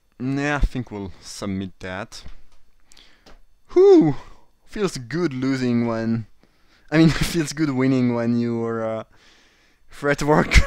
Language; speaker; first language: English; non-native, fluent; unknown